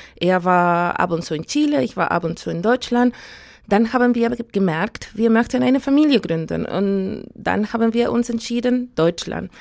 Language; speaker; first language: German; non-native, fluent; Spanish